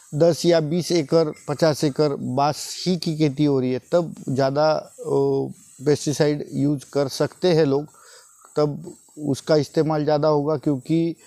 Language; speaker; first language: Hindi; non-native, local second language; Marathi